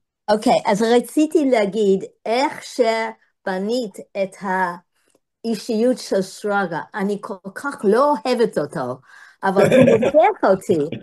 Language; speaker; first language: Hebrew; non-native, fluent; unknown